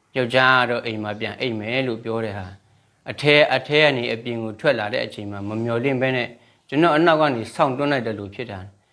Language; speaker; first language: Burmese; non-native, local second language; Shan